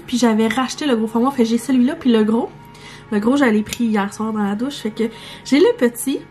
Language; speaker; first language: French; native; French